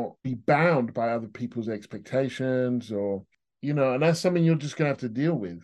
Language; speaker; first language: English; native; English